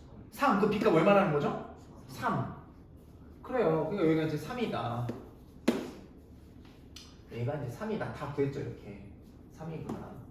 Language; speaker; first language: Korean; native; Korean